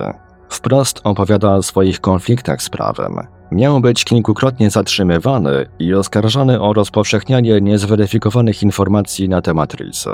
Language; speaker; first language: Polish; native; Polish